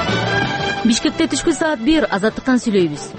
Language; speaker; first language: Kyrgyz; native; Kyrgyz